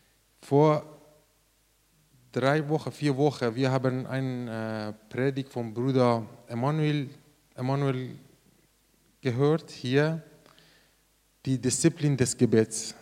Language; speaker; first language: German; non-native, learner; Persian